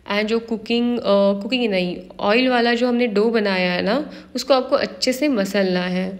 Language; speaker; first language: Hindi; non-native, local second language; Marathi